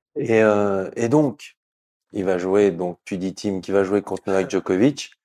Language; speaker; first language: French; native; French